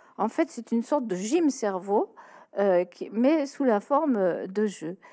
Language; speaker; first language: French; native; French